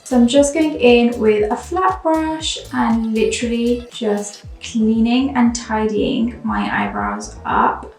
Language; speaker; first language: English; native; English